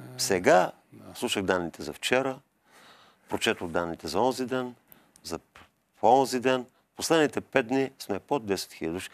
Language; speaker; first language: Bulgarian; native; Bulgarian